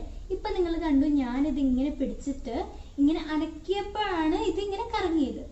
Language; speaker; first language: Malayalam; native; Malayalam